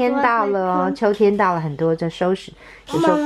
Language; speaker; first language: Chinese; native; Chinese